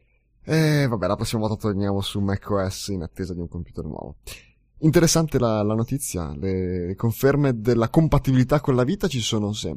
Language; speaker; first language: Italian; native; Italian